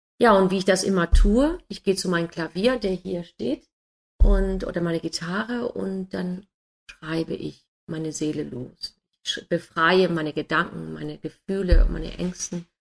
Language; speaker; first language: German; non-native, fluent; English